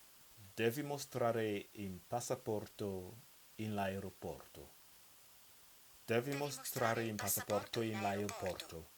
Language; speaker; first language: Italian; non-native, learner; English